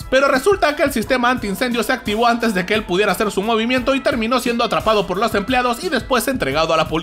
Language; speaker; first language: Spanish; native; Spanish